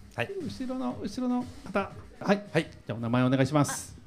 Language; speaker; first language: Japanese; native; Japanese